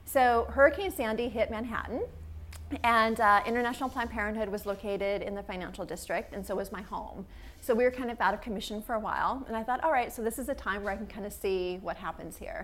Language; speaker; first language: English; native; English